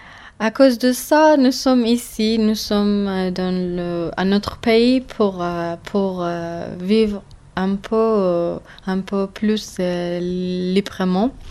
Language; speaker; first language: French; non-native, learner; Persian